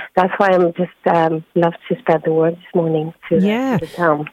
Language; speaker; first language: English; non-native, fluent; French